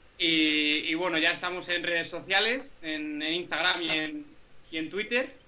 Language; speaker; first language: Spanish; native; Spanish